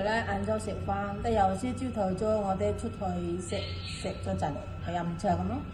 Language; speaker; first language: Cantonese; non-native, learner; Indonesian